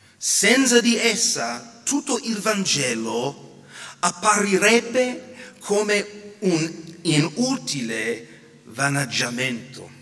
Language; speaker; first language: Italian; non-native, fluent; English